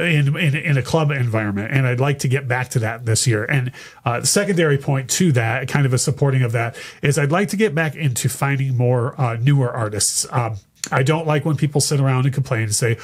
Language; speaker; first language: English; native; English